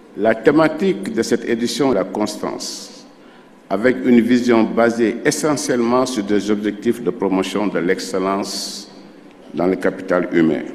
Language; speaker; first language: French; non-native, local second language; Wolof